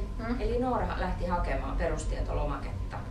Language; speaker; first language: Finnish; native; Finnish